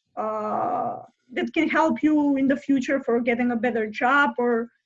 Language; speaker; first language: English; non-native, fluent; Macedonian